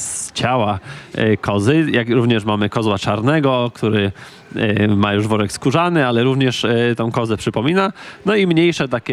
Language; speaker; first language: Polish; native; Polish